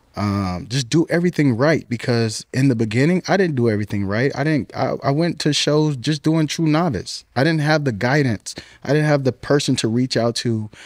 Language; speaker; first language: English; native; English